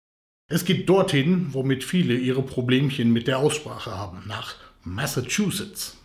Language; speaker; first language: German; native; German